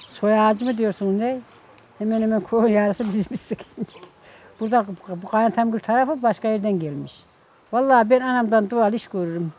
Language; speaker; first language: Turkish; native; Turkish